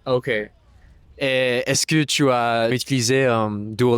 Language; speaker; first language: French; non-native, fluent; English